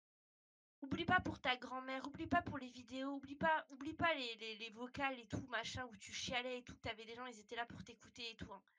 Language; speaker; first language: French; native; French